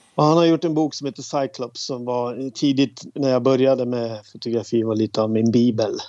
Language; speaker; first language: Swedish; native; Swedish